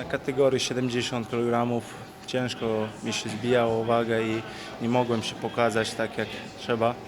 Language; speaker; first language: Polish; non-native, fluent; Chechen